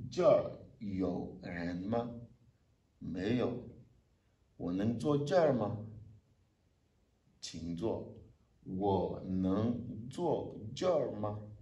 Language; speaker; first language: Chinese; non-native, learner; French